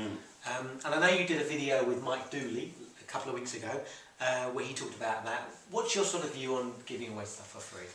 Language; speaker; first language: English; native; English